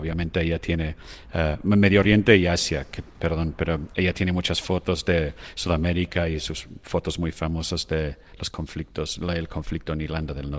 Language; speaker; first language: Spanish; non-native, fluent; English